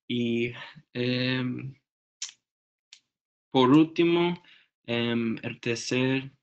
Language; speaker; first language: Spanish; non-native, learner; English